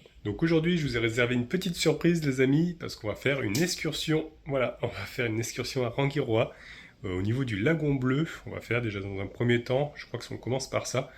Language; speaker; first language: French; native; French